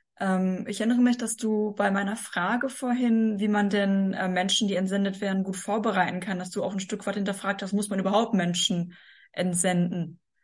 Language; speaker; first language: German; native; German